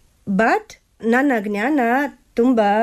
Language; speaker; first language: Kannada; non-native, learner; Russian